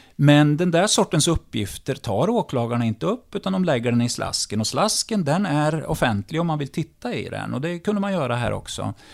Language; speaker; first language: Swedish; native; Swedish